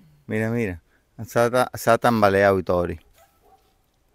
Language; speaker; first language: Spanish; native; Spanish